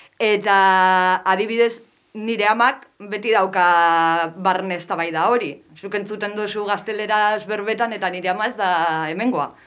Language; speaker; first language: Basque; non-native, local second language; Spanish